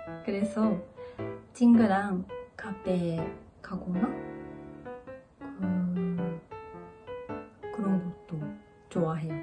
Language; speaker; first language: Korean; non-native, learner; Japanese